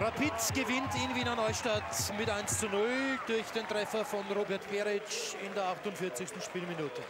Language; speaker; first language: German; native; German